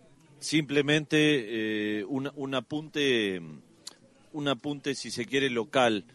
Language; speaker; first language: Spanish; native; Spanish